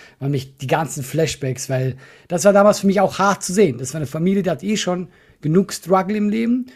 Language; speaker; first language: German; non-native, fluent; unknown